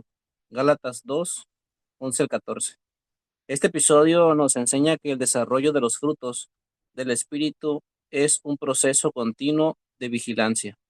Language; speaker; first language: Spanish; native; Spanish